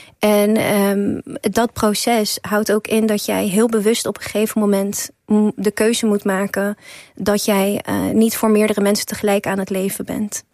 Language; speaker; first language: Dutch; early bilingual, other home language; Persian